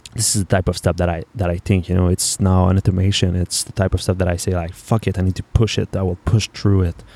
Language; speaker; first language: English; non-native, fluent; French